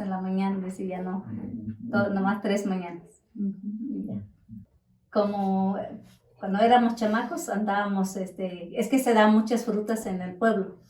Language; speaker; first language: Spanish; native; Spanish